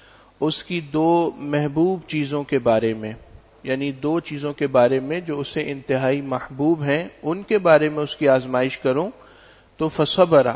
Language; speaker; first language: Urdu; native; Urdu